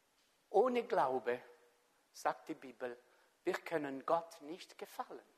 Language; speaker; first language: German; non-native, fluent; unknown